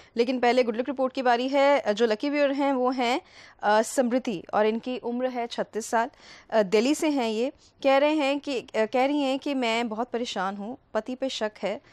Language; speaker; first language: Hindi; native; Hindi